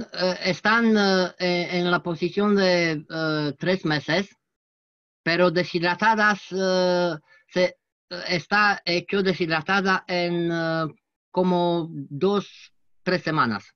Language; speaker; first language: Spanish; non-native, learner; French